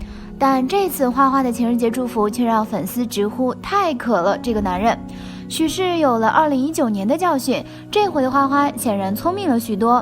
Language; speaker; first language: Chinese; native; Chinese